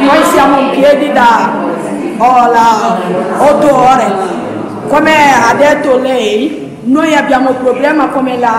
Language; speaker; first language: Italian; non-native, learner; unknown